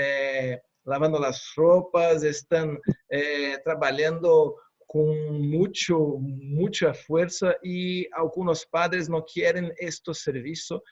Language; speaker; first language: Spanish; non-native, fluent; Portuguese